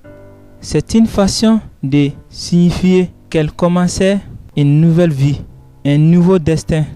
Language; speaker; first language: French; non-native, learner; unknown